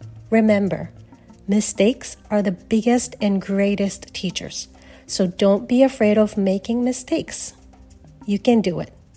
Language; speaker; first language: English; non-native, fluent; Japanese